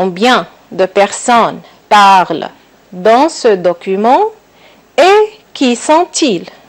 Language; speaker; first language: French; non-native, local second language; Arabic